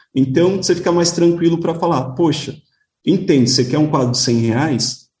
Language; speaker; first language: Portuguese; native; Portuguese